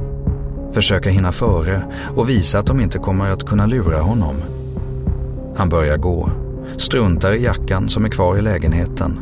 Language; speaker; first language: Swedish; native; Swedish